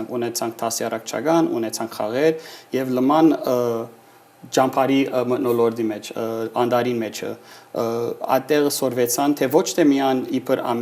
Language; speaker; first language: Armenian; early bilingual, heritage; Armenian